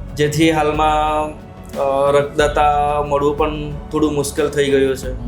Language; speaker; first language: Gujarati; non-native, local second language; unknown